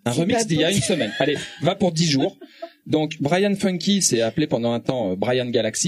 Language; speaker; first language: French; native; French